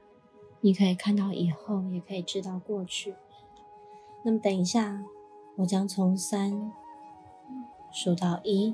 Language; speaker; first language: Chinese; native; Chinese